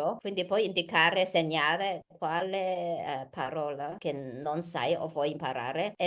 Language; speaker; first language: Italian; non-native, learner; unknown